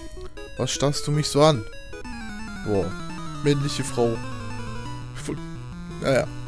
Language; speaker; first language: German; native; German